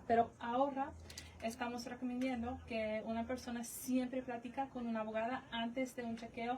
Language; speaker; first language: Spanish; non-native, fluent; English